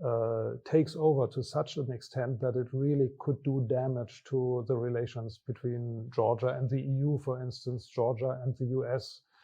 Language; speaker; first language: English; non-native, fluent; German